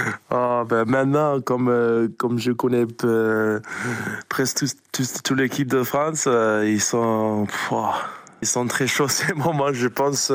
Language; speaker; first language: French; non-native, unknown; English